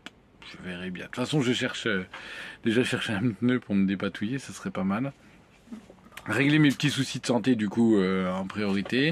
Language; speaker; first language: French; native; French